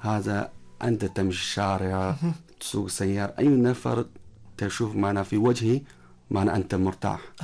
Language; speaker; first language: Arabic; non-native, learner; Chinese